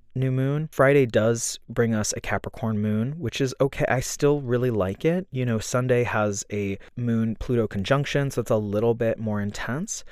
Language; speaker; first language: English; native; English